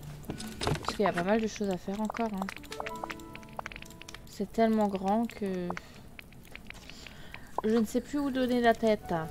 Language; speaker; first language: French; native; French